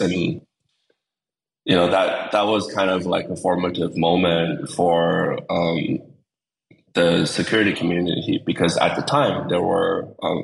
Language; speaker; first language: English; native; English